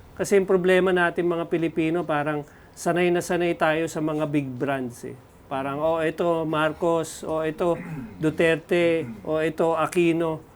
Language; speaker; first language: Filipino; non-native, local second language; Cebuano